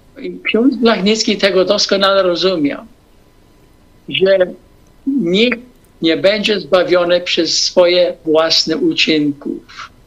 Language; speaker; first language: Polish; early bilingual, heritage; English